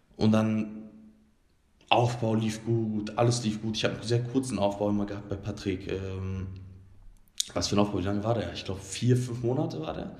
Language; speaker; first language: German; early bilingual, other home language; Bosnian